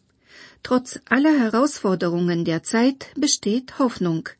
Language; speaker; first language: German; non-native, fluent; Bulgarian